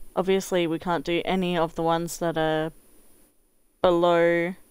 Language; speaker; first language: English; native; English